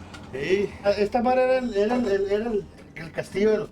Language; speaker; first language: Spanish; native; Spanish